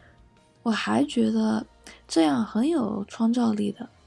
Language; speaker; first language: Chinese; early bilingual, heritage; English